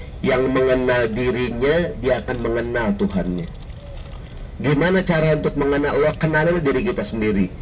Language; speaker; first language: Indonesian; native; Indonesian